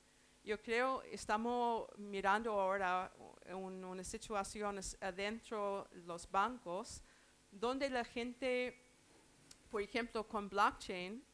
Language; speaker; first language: Spanish; non-native, learner; English